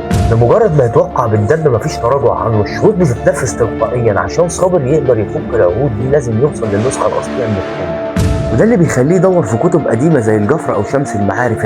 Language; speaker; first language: Arabic; native; Arabic